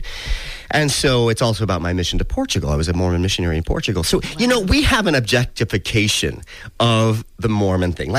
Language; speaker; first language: English; native; English